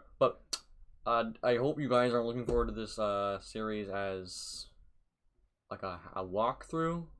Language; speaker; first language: English; native; English